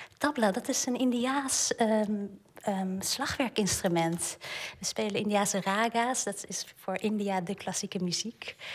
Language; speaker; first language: Dutch; early bilingual, other home language; Korean